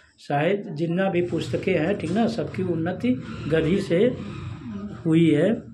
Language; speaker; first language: Hindi; native; Hindi